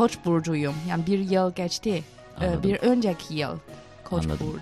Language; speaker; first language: Turkish; non-native, fluent; Chinese